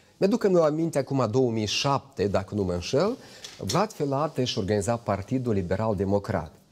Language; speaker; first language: Romanian; native; Romanian